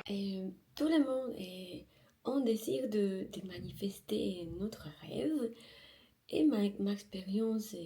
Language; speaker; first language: French; non-native, learner; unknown